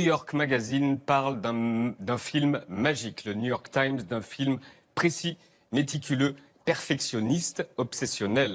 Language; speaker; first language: French; native; French